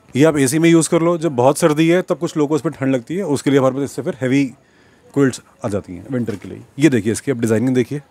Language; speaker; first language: Hindi; native; Hindi